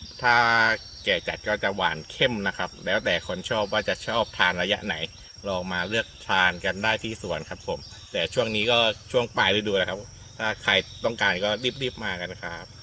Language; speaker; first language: Thai; native; Thai